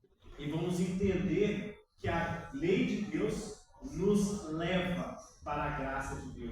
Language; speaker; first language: Portuguese; native; Portuguese